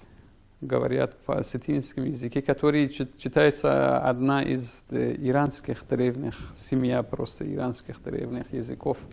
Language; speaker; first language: Russian; non-native, fluent; Persian